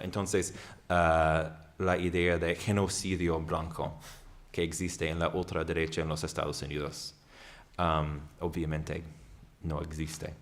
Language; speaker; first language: Spanish; non-native, fluent; English